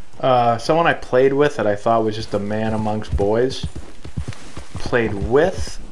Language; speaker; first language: English; native; English